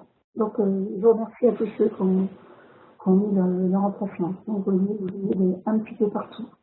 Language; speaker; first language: French; native; French